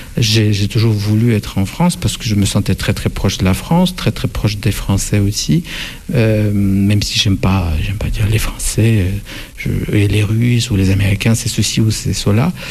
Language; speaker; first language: French; non-native, fluent; Russian